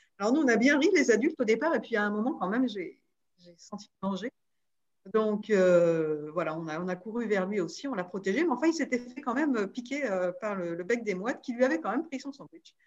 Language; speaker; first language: French; native; French